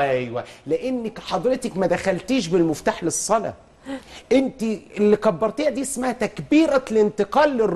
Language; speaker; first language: Arabic; native; Arabic